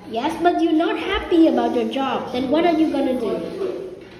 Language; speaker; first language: English; non-native, fluent; Vietnamese